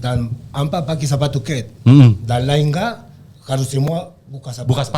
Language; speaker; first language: Indonesian; non-native, learner; Spanish